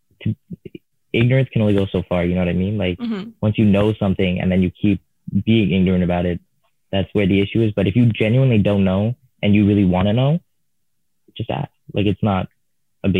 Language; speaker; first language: English; non-native, fluent; Tamil